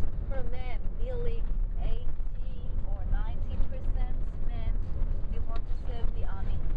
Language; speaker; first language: English; non-native, fluent; Korean